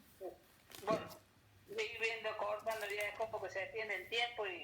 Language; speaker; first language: Spanish; native; Spanish